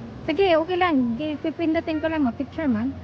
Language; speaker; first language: Filipino; non-native, local second language; Cebuano